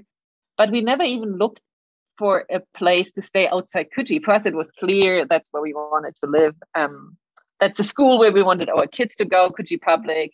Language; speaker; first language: English; non-native, fluent; German